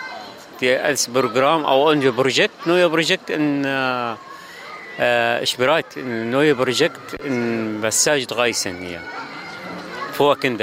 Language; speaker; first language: German; non-native, learner; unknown